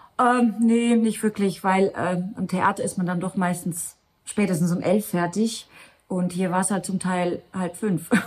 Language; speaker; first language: German; non-native, local second language; Luxembourgish